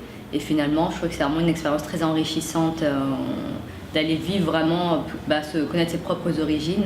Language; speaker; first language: French; early bilingual, other home language; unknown